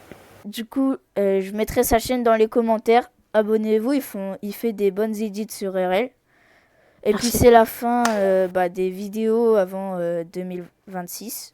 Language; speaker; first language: French; native; French